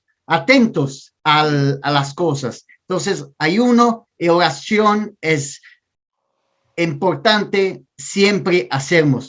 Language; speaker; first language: Spanish; non-native, learner; Portuguese